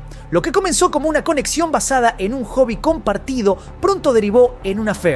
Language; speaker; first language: Spanish; native; Spanish